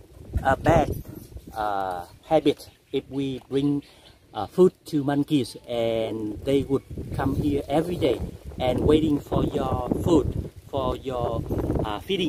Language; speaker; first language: English; non-native, local second language; Vietnamese